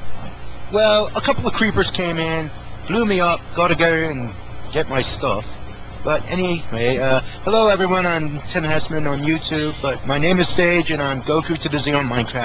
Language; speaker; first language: English; native; English